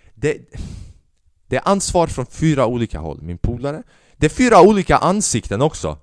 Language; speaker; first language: Swedish; early bilingual, other home language; Albanian